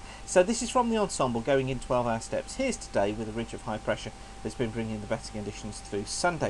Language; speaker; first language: English; native; English